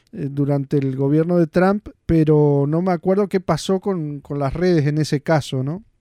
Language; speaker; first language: Spanish; native; Spanish